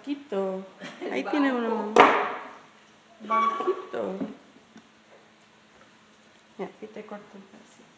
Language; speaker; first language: Spanish; early bilingual, heritage; English